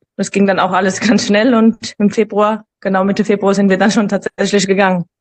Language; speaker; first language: German; native; German